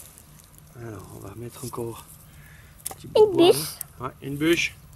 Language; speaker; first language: French; native; French